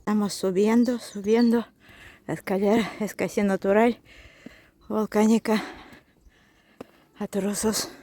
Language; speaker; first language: Spanish; non-native, fluent; Russian